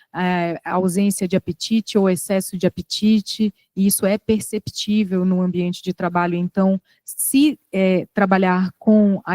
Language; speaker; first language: Portuguese; native; Portuguese